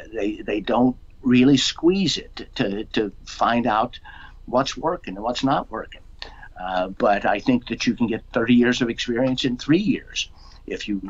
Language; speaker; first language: English; native; English